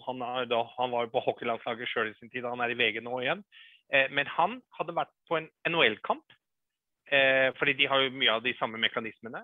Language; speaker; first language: Norwegian; early bilingual, other home language; English